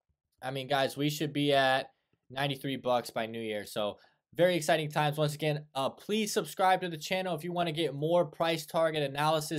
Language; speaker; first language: English; native; English